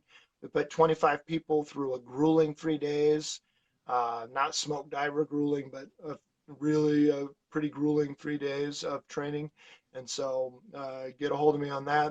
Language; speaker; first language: English; native; English